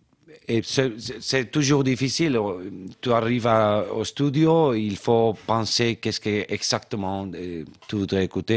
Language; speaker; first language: French; non-native, fluent; Spanish